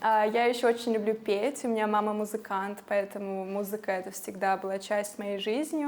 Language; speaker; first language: Russian; non-native, fluent; English